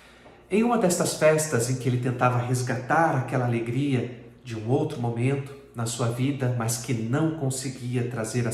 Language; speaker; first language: Portuguese; native; Portuguese